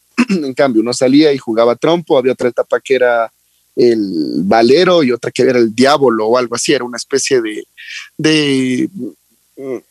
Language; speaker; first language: Spanish; native; Spanish